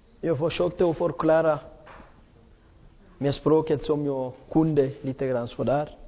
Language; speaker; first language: Swedish; non-native, fluent; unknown